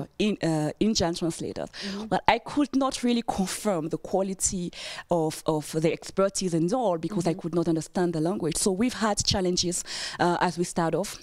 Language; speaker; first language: English; non-native, fluent; French